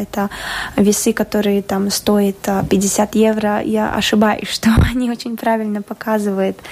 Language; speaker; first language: Russian; non-native, local second language; Latvian